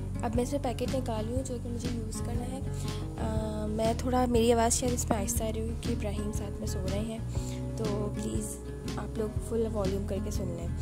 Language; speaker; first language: Urdu; native; Urdu